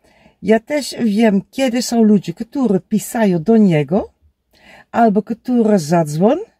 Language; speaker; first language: Polish; non-native, learner; Dutch